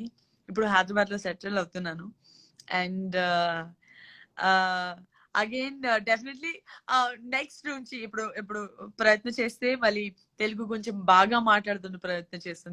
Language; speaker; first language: Telugu; non-native, learner; Gujarati